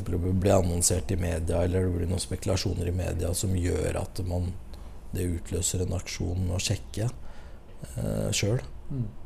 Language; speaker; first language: Norwegian; native; Norwegian